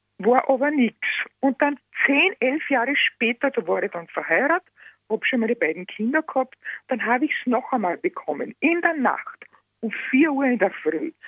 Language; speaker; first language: German; native; German